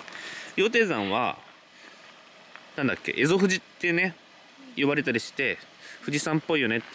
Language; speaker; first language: Japanese; native; Japanese